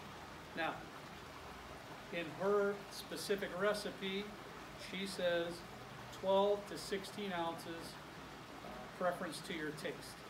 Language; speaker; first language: English; native; English